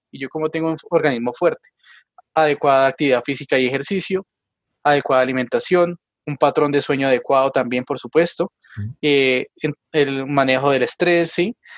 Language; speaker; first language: Spanish; native; Spanish